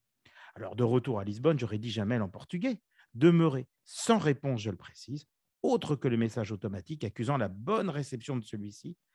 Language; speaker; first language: French; native; French